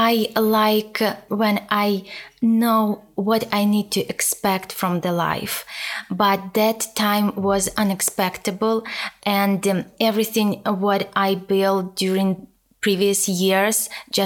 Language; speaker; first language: English; non-native, fluent; Ukrainian